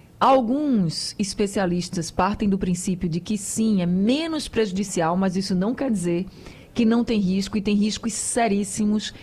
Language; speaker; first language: Portuguese; native; Portuguese